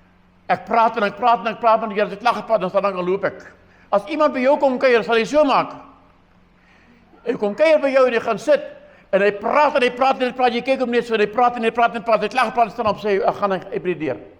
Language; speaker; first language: Afrikaans; native; Afrikaans